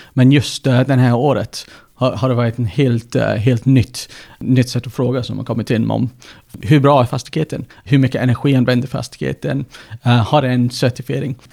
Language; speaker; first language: Swedish; non-native, fluent; English